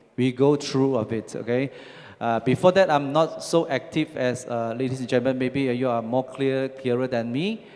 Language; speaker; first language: English; non-native, local second language; Chinese